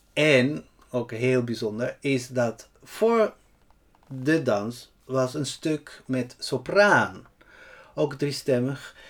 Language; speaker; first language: Dutch; non-native, fluent; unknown